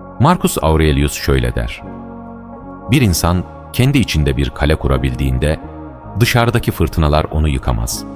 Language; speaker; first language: Turkish; native; Turkish